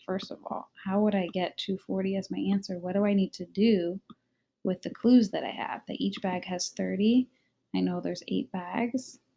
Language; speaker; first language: English; native; English